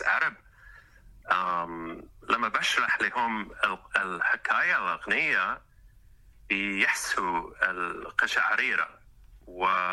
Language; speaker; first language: Arabic; non-native, learner; English